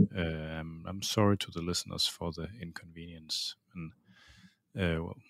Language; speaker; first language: English; non-native, fluent; Danish